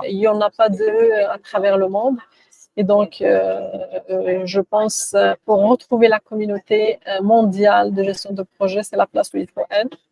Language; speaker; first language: French; non-native, local second language; Arabic